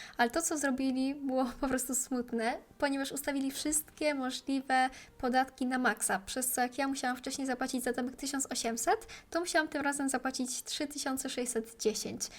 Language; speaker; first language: Polish; native; Polish